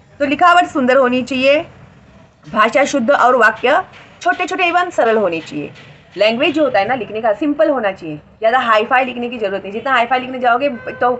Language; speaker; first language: Hindi; non-native, local second language; Marathi